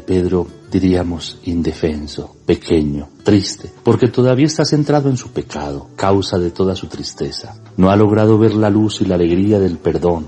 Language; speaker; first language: Spanish; native; Spanish